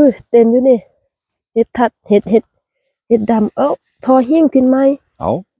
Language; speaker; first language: Swedish; non-native, learner; Thai